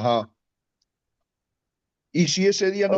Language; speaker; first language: Spanish; native; Spanish